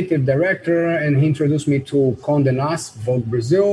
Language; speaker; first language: English; non-native, fluent; Portuguese